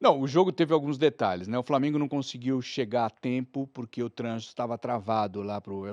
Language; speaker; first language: Portuguese; native; Portuguese